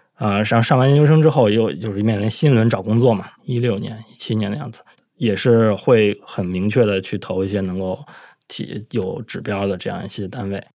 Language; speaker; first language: Chinese; native; Chinese